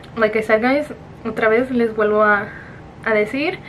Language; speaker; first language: Spanish; early bilingual, heritage; Spanish